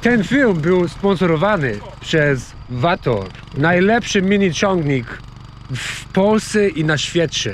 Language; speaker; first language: Polish; non-native, learner; English